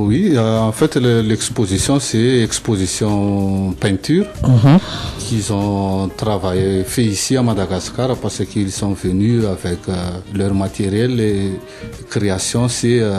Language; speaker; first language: French; non-native, local second language; Malagasy